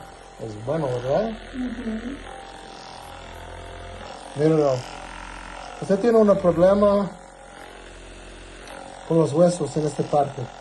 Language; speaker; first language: Spanish; non-native, learner; English